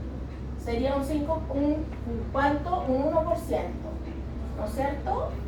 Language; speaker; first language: Spanish; native; Spanish